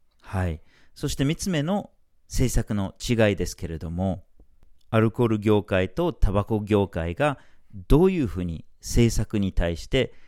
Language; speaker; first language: Japanese; non-native, fluent; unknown